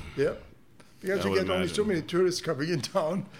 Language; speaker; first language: English; non-native, fluent; German